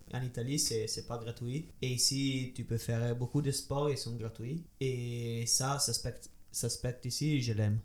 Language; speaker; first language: French; non-native, learner; Italian